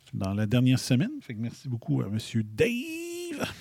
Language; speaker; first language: French; native; French